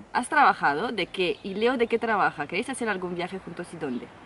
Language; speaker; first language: Spanish; non-native, fluent; Romanian